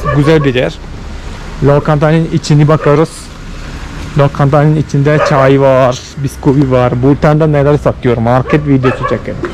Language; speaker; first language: Turkish; non-native, fluent; Malayalam